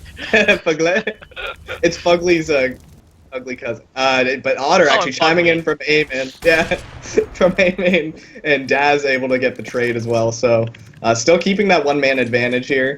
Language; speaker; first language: English; native; English